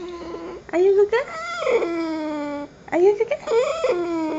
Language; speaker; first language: English; native; English